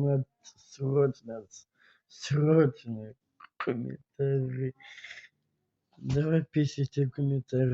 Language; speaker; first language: Russian; non-native, learner; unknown